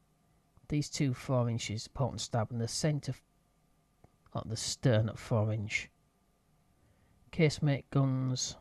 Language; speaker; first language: English; native; English